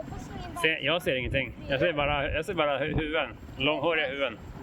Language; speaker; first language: Swedish; native; Swedish